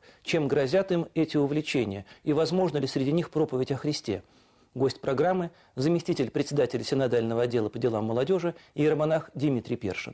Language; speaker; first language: Russian; native; Russian